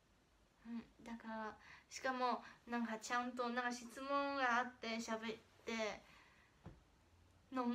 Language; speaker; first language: Japanese; non-native, fluent; Chinese